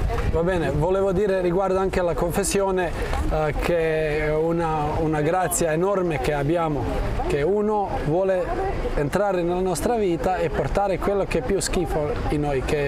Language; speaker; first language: Italian; non-native, fluent; Croatian